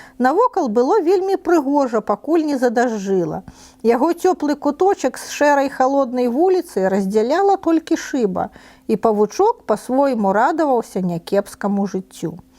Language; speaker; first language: Belarusian; non-native, local second language; Russian